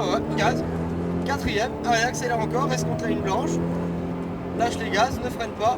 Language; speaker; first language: French; native; French